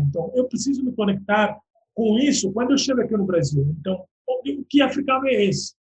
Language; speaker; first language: Portuguese; non-native, local second language; Upper Guinea Crioulo